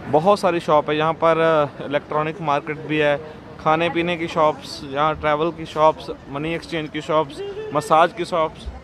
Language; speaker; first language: Hindi; non-native, local second language; Punjabi